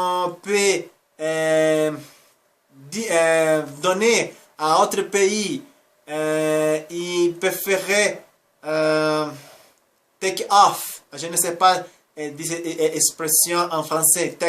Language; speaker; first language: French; non-native, learner; Spanish